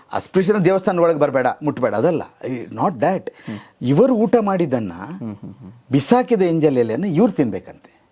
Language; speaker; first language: Kannada; non-native, local second language; Tulu